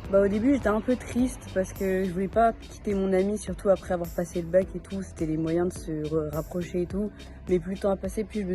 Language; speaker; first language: French; native; French